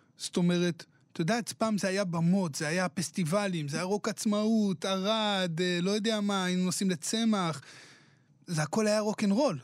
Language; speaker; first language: Hebrew; native; Hebrew